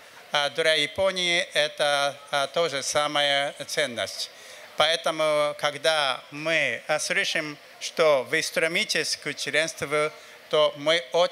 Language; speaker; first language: Russian; non-native, fluent; Japanese